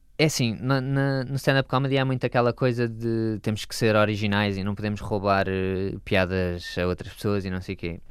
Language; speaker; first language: Portuguese; native; Portuguese